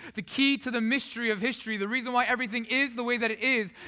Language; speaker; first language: English; early bilingual, other home language; Korean